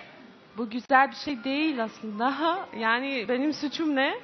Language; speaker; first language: Turkish; non-native, fluent; Persian